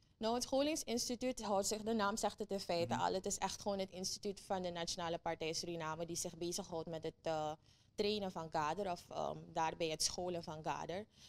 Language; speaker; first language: Dutch; native; Dutch